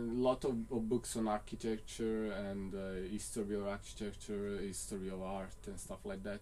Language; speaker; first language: English; non-native, fluent; Italian